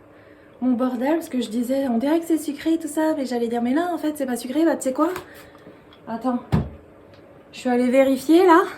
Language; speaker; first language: French; native; French